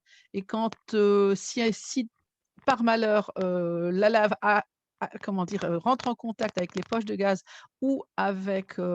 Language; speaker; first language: French; native; French